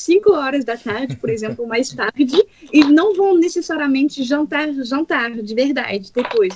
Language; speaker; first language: Portuguese; non-native, fluent; French